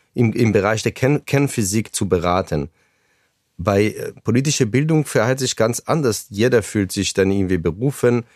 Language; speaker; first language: German; non-native, fluent; Hebrew